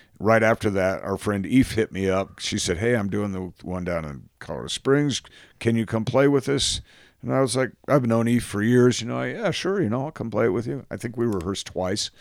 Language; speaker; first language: English; native; English